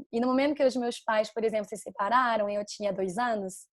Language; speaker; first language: Portuguese; non-native, fluent; French